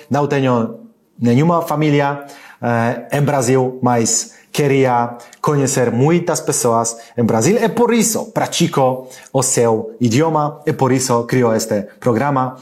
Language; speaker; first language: Portuguese; non-native, learner; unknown